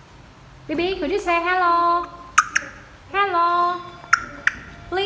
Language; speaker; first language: English; non-native, learner; Vietnamese